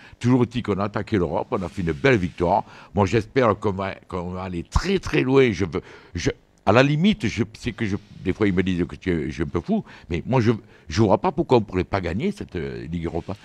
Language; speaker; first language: French; native; French